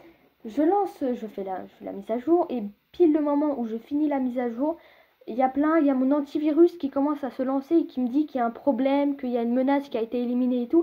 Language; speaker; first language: French; native; French